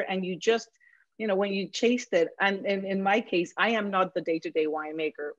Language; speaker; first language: English; non-native, fluent; Spanish